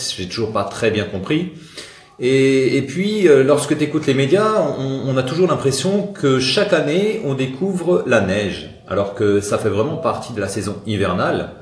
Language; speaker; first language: French; native; French